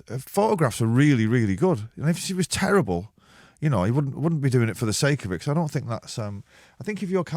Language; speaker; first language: English; native; English